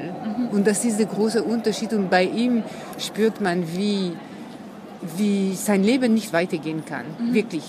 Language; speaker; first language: German; non-native, fluent; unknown